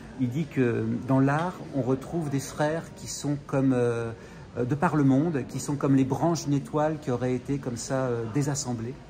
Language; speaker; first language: French; native; French